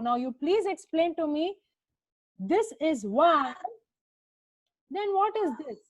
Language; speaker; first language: English; non-native, local second language; Hindi